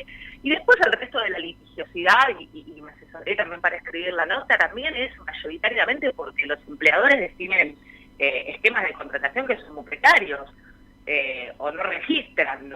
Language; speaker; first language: Spanish; native; Spanish